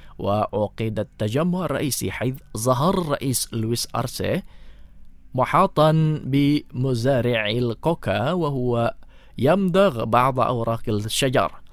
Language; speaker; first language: Arabic; non-native, fluent; Indonesian